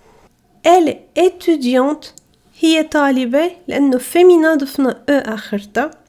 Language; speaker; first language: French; non-native, fluent; Arabic